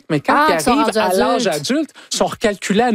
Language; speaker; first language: French; native; French